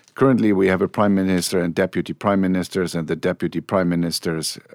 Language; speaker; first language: English; non-native, fluent; German